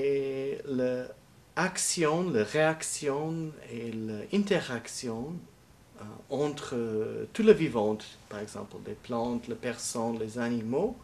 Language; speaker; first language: French; non-native, learner; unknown